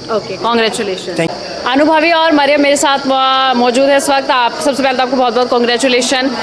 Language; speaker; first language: Hindi; native; Hindi